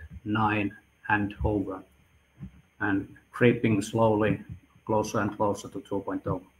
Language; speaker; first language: English; non-native, fluent; Finnish